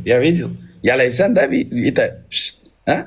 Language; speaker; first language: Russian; non-native, learner; Uzbek